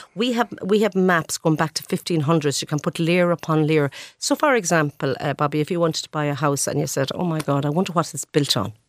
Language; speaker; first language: English; native; English